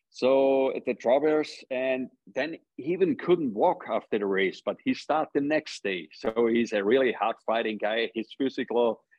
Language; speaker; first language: English; non-native, fluent; German